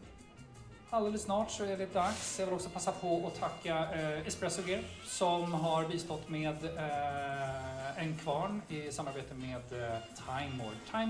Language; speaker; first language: Swedish; native; Swedish